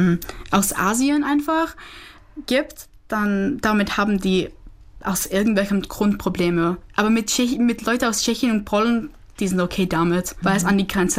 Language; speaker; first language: German; non-native, fluent; Czech